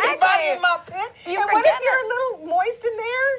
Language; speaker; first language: English; native; English